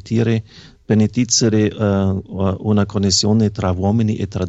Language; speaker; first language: Italian; non-native, fluent; German